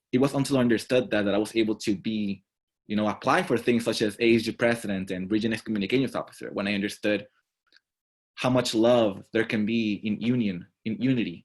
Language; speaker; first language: English; non-native, fluent; Spanish